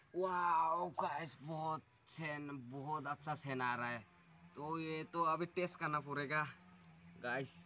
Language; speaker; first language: Hindi; non-native, local second language; Assamese